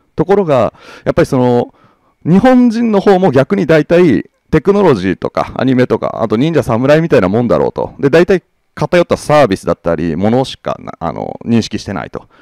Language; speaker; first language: Japanese; native; Japanese